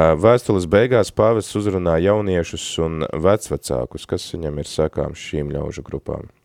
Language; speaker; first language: Latvian; native; Latvian